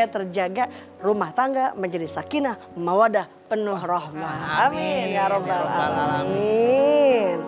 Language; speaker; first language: Indonesian; native; Indonesian